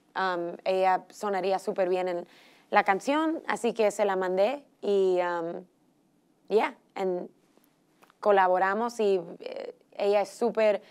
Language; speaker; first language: Spanish; early bilingual, heritage; Spanish